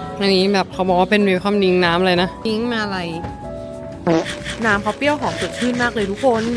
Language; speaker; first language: Thai; native; Thai